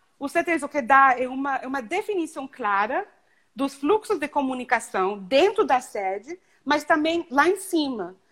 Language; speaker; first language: Portuguese; non-native, fluent; Spanish